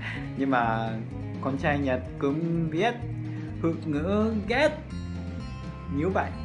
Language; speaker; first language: Vietnamese; non-native, fluent; Japanese